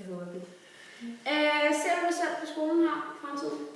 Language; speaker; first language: Danish; native; Danish